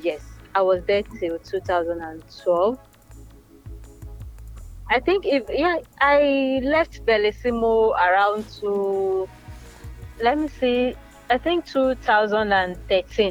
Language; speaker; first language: English; non-native, local second language; Yoruba